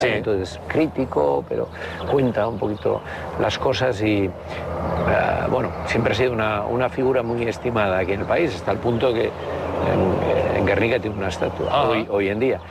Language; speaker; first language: Spanish; native; Spanish